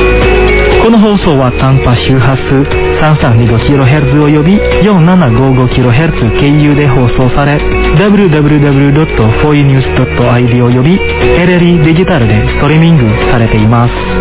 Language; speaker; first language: Japanese; non-native, fluent; Indonesian